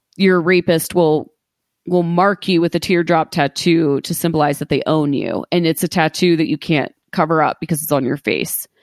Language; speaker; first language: English; native; English